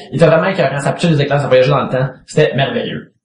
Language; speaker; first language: French; native; French